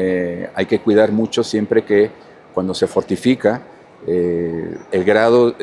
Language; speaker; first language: Spanish; native; Spanish